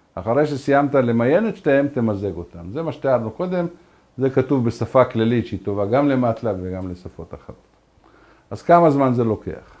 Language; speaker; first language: Hebrew; native; Hebrew